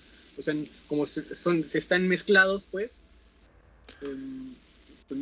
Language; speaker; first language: Spanish; native; Spanish